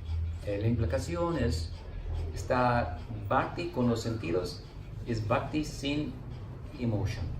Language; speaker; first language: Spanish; non-native, learner; English